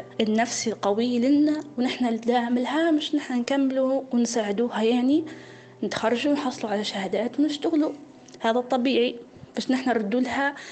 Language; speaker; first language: Arabic; native; Arabic